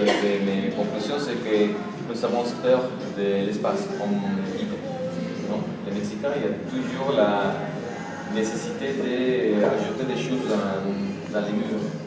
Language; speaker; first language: French; non-native, fluent; Spanish